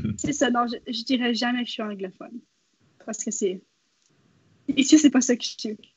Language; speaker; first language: French; native; French